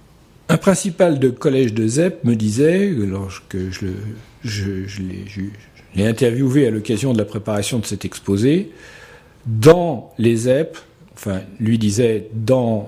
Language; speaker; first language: French; native; French